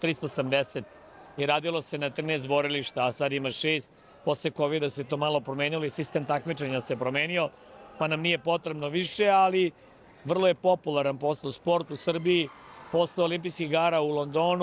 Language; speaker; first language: Serbian; native; Serbian